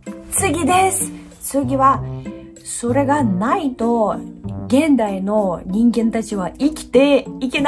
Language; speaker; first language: Japanese; non-native, fluent; Russian